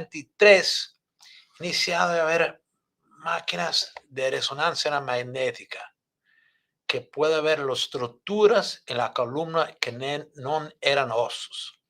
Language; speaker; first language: Spanish; non-native, fluent; Italian